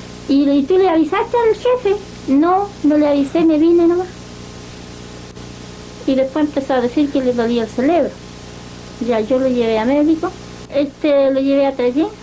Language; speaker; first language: Spanish; native; Spanish